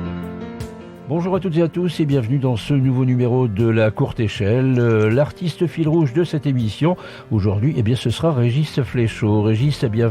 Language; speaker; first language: French; native; French